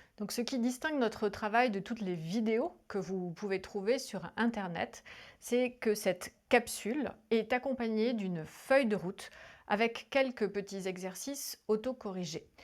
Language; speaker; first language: French; native; French